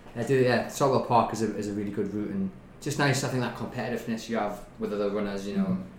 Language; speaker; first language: English; native; English